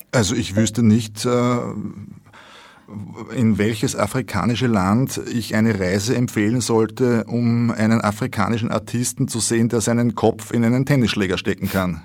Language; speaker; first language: German; native; German